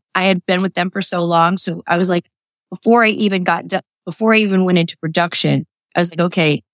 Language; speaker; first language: English; native; English